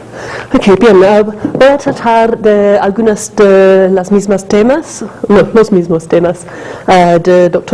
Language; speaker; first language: Spanish; non-native, learner; English